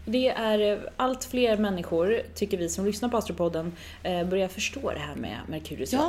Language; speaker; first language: Swedish; native; Swedish